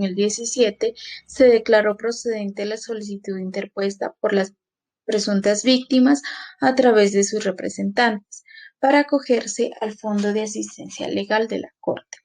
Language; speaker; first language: Spanish; native; Spanish